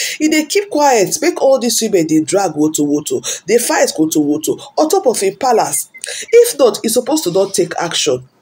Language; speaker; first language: Nigerian Pidgin; non-native, local second language; Yoruba